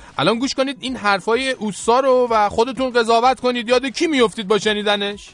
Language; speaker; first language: Persian; native; Persian